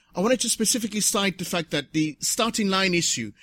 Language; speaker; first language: English; non-native, local second language; Shona